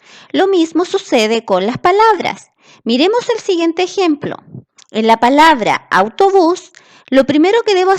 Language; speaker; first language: Spanish; native; Spanish